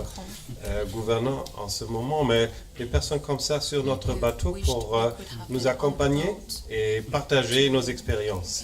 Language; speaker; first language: French; non-native, fluent; German